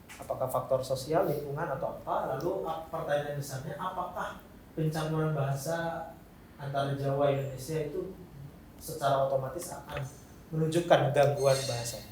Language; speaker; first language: Indonesian; non-native, local second language; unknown